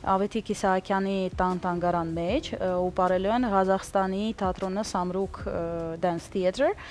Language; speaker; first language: Armenian; early bilingual, heritage; Armenian